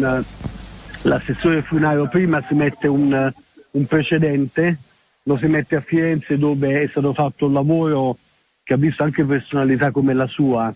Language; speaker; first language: Italian; native; Italian